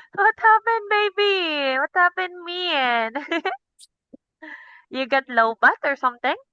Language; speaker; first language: English; non-native, local second language; Cebuano